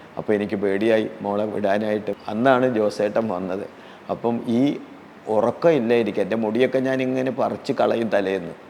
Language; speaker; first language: Malayalam; native; Malayalam